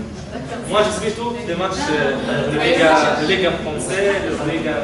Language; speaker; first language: French; non-native, learner; Arabic